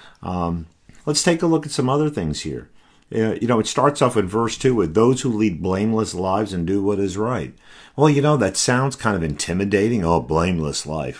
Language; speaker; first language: English; native; English